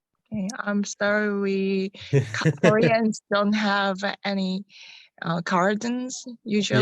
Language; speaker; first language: English; non-native, learner; Korean